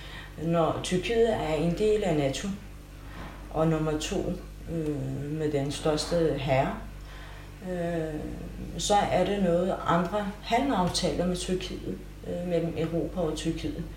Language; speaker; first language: Danish; non-native, fluent; Kurdish